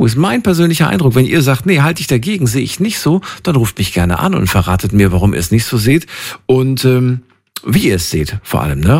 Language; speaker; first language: German; native; German